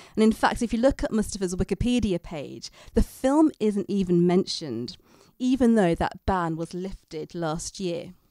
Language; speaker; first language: English; native; English